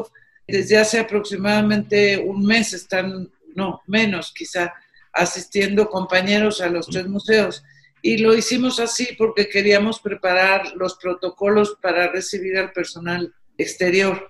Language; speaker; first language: Spanish; native; Spanish